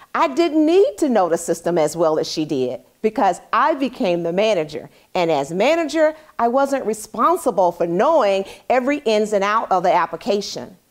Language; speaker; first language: English; native; English